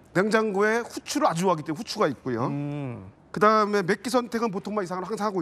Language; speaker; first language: Korean; native; Korean